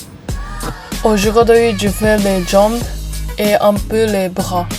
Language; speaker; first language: French; non-native, learner; Japanese